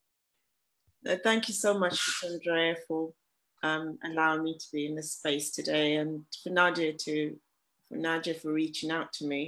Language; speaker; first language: English; non-native, local second language; Shona